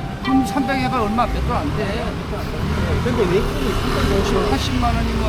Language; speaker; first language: Korean; native; Korean